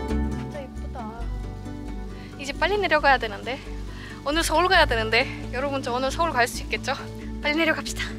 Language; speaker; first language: Korean; non-native, fluent; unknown